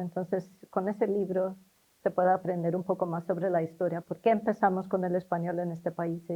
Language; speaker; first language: Spanish; non-native, fluent; Norwegian